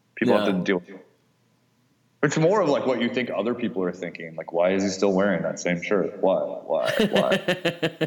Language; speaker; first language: English; native; English